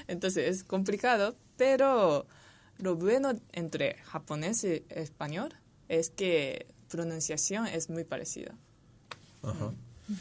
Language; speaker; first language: Spanish; non-native, fluent; Japanese